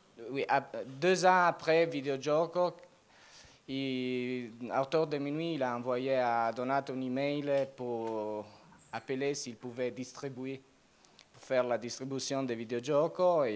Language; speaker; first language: French; non-native, learner; Italian